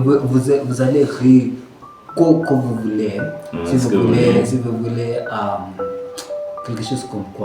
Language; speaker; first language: French; non-native, learner; Kalenjin